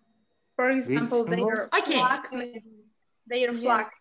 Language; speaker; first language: English; non-native, learner; Uzbek